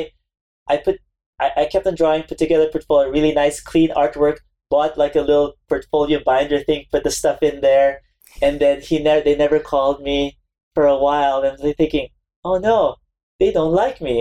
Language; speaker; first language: English; non-native, local second language; Filipino